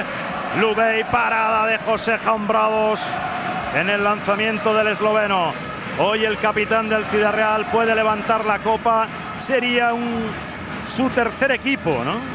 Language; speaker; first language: Spanish; native; Spanish